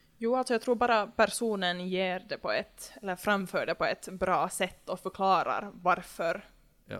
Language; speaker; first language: Swedish; native; Swedish